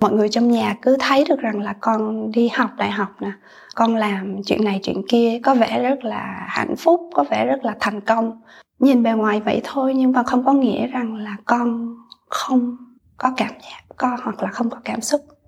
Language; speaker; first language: Vietnamese; native; Vietnamese